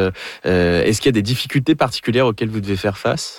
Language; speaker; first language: French; native; French